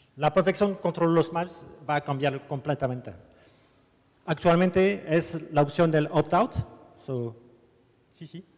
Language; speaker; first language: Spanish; non-native, learner; French